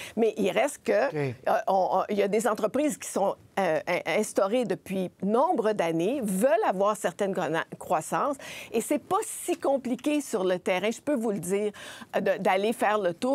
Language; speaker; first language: French; native; French